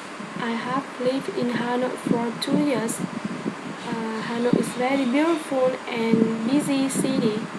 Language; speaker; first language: English; non-native, learner; Vietnamese